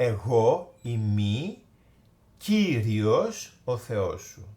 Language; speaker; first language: Greek; non-native, fluent; English